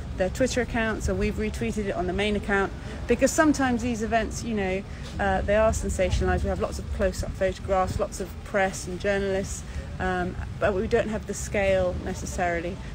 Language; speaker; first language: English; native; English